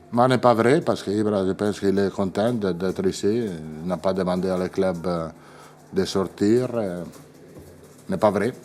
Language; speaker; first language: French; non-native, fluent; Italian